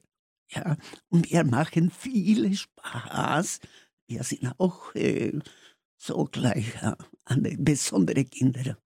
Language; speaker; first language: German; non-native, learner; Spanish